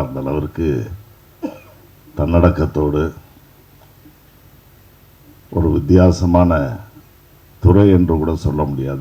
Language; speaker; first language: Tamil; native; Tamil